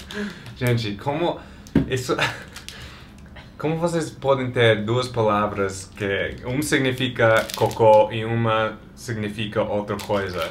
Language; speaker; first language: Portuguese; non-native, fluent; English